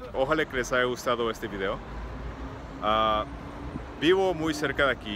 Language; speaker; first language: Spanish; early bilingual, heritage; Spanish